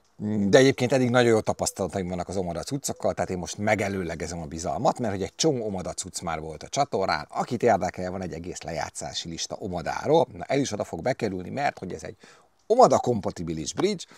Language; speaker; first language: Hungarian; native; Hungarian